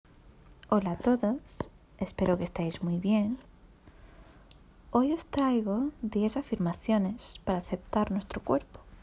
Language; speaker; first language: Spanish; non-native, fluent; Portuguese